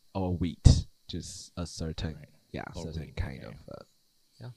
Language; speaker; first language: English; non-native, fluent; Chinese